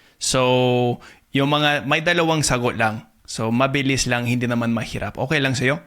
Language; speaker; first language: Filipino; non-native, fluent; English